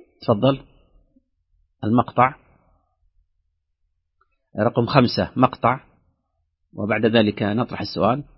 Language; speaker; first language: Arabic; native; Arabic